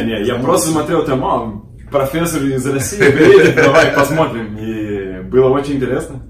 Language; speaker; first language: Russian; non-native, learner; Portuguese